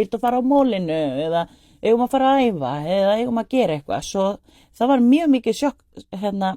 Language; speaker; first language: Icelandic; non-native, fluent; Spanish